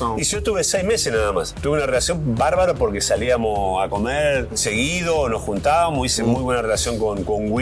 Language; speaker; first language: Portuguese; non-native, learner; Spanish